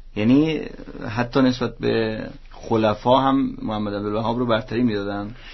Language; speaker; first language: Persian; native; Persian